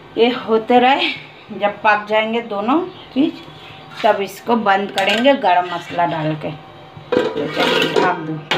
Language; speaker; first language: Hindi; non-native, local second language; Bangla